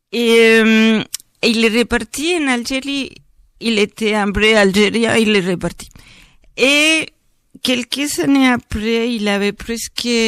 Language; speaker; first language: French; non-native, fluent; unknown